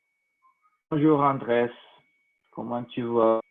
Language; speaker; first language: French; non-native, fluent; Spanish